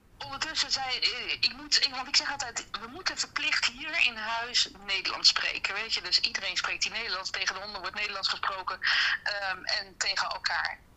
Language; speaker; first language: Dutch; native; Dutch